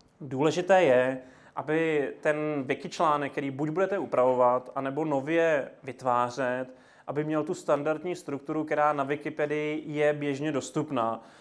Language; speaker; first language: Czech; native; Czech